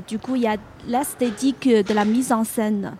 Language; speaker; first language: French; non-native, fluent; Chinese